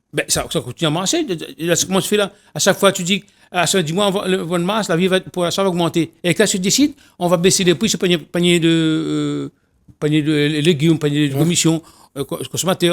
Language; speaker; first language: French; non-native, local second language; Réunion Creole French